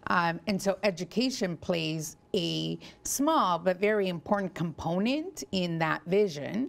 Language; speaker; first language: English; early bilingual, other home language; Spanish